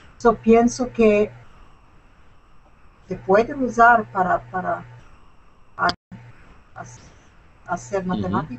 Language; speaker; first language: Spanish; non-native, learner; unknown